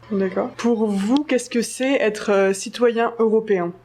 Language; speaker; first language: French; native; French